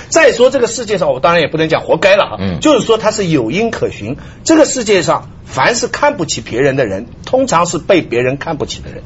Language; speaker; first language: Chinese; native; Chinese